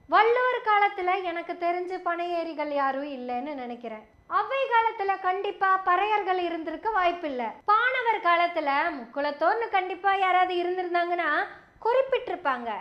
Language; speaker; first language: Tamil; native; Tamil